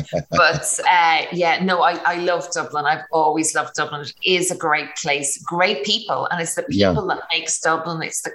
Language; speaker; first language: English; native; English